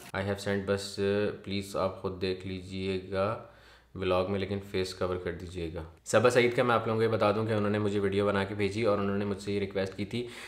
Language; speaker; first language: Hindi; native; Hindi